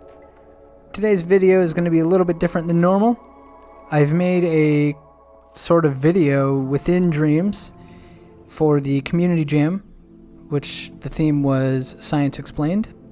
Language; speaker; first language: English; native; English